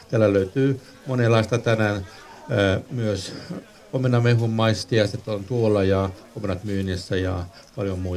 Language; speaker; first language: Finnish; non-native, local second language; Swedish